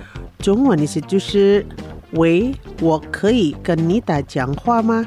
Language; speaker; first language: Chinese; non-native, fluent; Indonesian